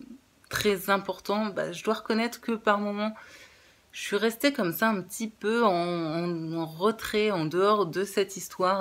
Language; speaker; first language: French; native; French